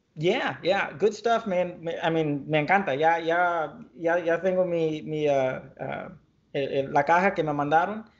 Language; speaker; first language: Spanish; early bilingual, heritage; Spanish